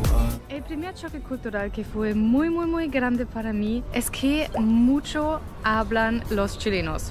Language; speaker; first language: Spanish; non-native, fluent; German